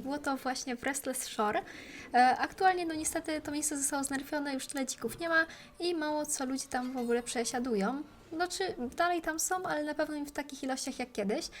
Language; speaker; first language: Polish; native; Polish